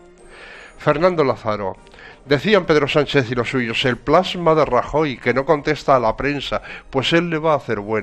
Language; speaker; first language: Spanish; native; Spanish